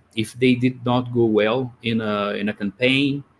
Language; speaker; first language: English; non-native, fluent; Portuguese